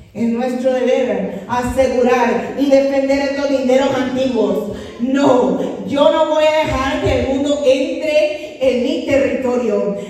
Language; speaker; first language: Spanish; non-native, fluent; English